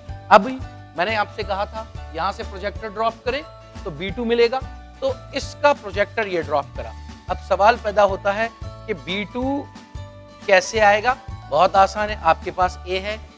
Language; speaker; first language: Hindi; native; Hindi